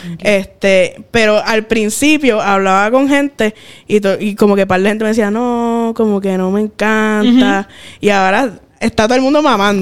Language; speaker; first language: Spanish; native; Spanish